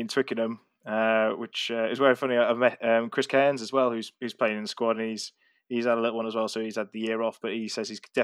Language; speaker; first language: English; native; English